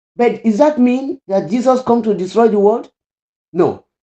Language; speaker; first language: English; non-native, local second language; Yoruba